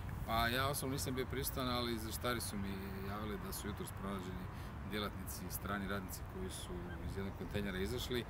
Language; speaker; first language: Croatian; native; Croatian